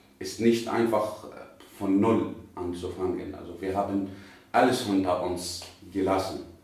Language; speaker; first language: German; non-native, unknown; Arabic